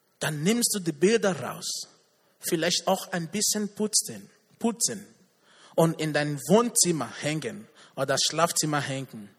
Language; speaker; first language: German; non-native, learner; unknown